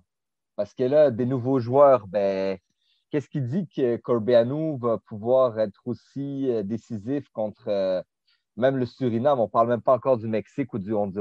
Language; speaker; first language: French; native; French